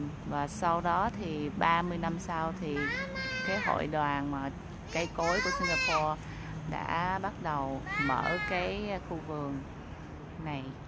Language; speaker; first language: Vietnamese; native; Vietnamese